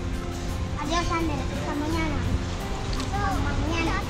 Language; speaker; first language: Spanish; early bilingual, other home language; Filipino